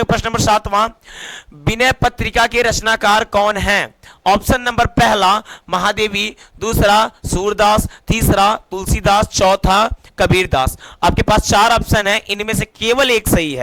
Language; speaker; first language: Hindi; native; Hindi